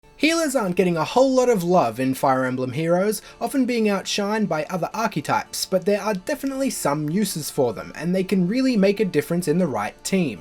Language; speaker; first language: English; native; English